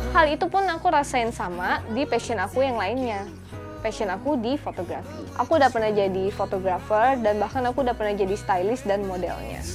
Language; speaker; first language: Indonesian; native; Indonesian